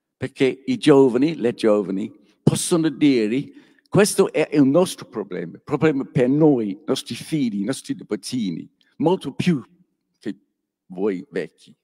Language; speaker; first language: Italian; non-native, learner; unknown